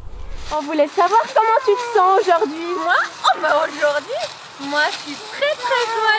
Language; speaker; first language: French; native; French